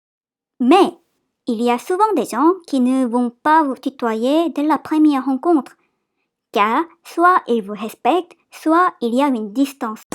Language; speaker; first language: French; non-native, fluent; Korean